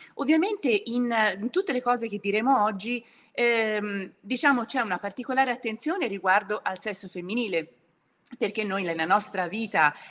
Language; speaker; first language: Italian; native; Italian